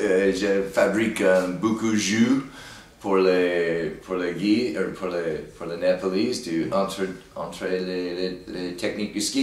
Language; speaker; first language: French; non-native, learner; English